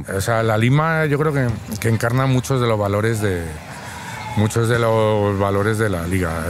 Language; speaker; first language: Spanish; native; Spanish